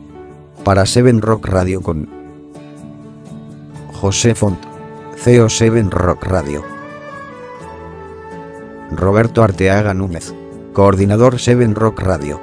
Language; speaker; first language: Spanish; native; Spanish